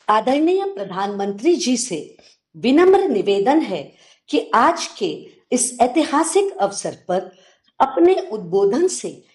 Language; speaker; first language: Hindi; native; Hindi